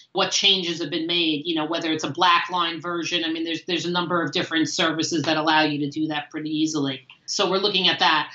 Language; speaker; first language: English; native; English